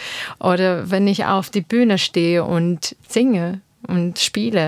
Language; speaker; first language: German; non-native, learner; Armenian